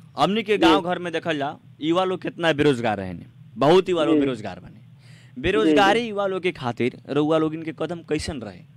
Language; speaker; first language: Bhojpuri; native; Bhojpuri